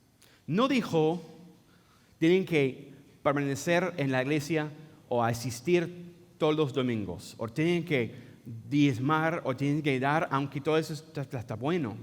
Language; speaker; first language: Spanish; non-native, fluent; English